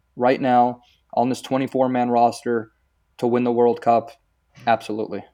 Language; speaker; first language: English; early bilingual, other home language; Croatian